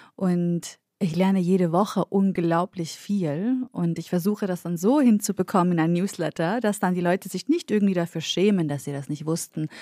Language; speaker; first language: German; early bilingual, other home language; Central Kurdish